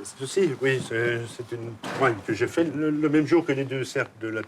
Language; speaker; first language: French; native; French